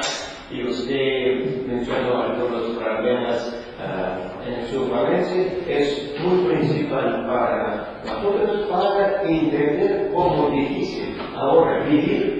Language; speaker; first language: Spanish; non-native, learner; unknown